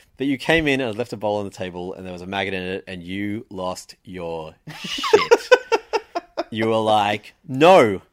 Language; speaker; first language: English; native; English